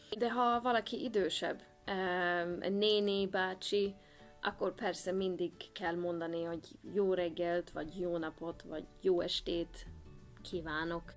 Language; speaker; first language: Hungarian; non-native, learner; Swedish